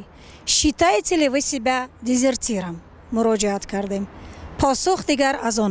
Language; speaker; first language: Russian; non-native, local second language; Tajik